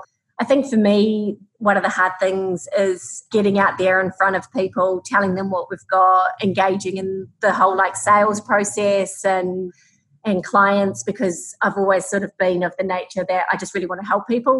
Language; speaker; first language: English; native; English